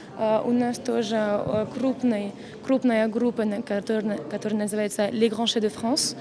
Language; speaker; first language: Russian; non-native, fluent; French